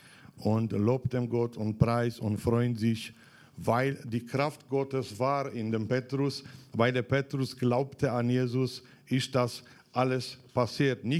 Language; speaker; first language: German; non-native, fluent; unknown